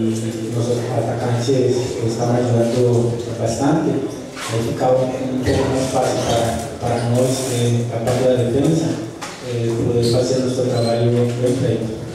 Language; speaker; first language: Portuguese; non-native, fluent; Spanish